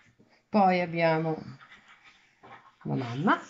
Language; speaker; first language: Italian; native; Italian